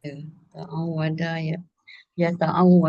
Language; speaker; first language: Arabic; non-native, learner; Malay